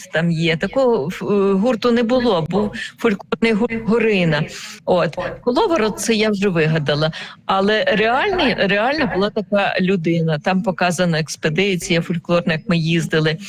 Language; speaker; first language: Ukrainian; native; Ukrainian